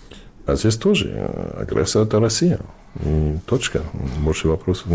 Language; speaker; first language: Russian; non-native, fluent; English